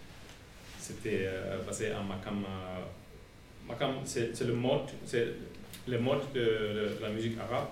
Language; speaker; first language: French; non-native, learner; Finnish